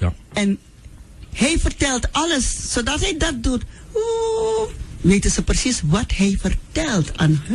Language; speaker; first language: Dutch; non-native, local second language; Sranan Tongo